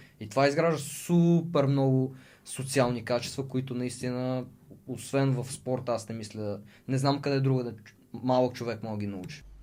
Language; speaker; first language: Bulgarian; early bilingual, other home language; Russian